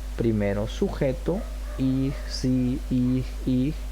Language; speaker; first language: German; non-native, fluent; Spanish